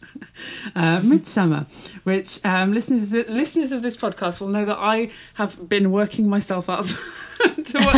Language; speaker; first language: English; native; English